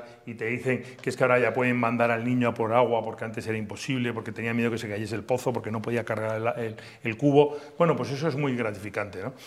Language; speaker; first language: Spanish; native; Spanish